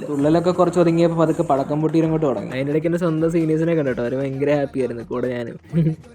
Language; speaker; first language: Malayalam; native; Malayalam